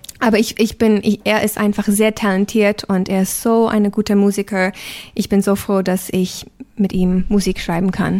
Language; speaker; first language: German; non-native, fluent; English